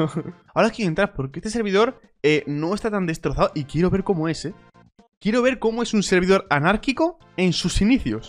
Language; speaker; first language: Spanish; native; Spanish